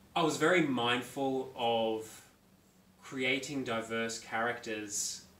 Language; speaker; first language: English; native; English